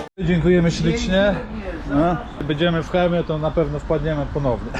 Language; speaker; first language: Polish; non-native, fluent; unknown